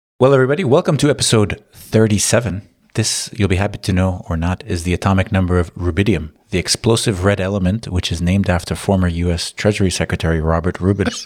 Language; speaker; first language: English; native; English